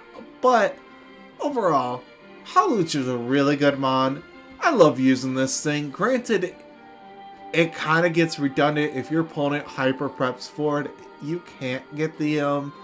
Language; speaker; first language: English; native; English